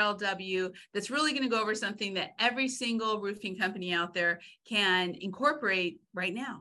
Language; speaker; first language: English; native; English